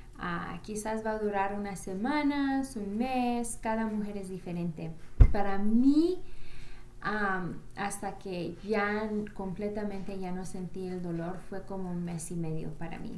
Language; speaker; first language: Spanish; early bilingual, heritage; Spanish